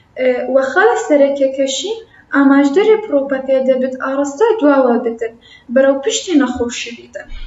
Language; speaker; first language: Central Kurdish; non-native, local second language; Kurdish